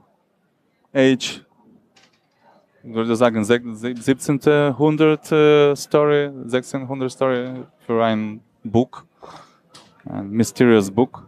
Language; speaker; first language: German; non-native, learner; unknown